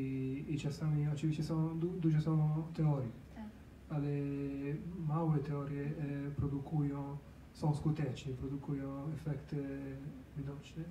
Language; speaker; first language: Polish; non-native, learner; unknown